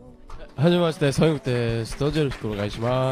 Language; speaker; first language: Japanese; non-native, learner; Korean